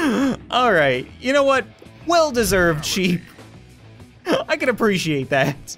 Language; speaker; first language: English; native; English